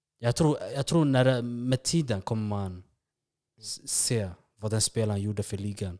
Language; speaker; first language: Swedish; early bilingual, other home language; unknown